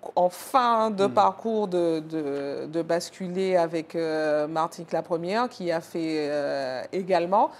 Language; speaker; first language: French; native; French